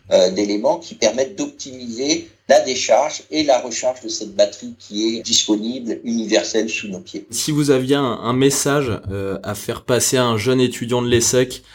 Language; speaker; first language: French; native; French